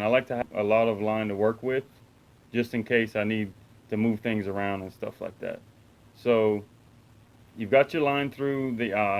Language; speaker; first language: English; native; English